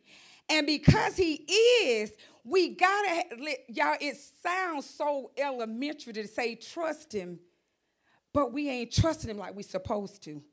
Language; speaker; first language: English; native; English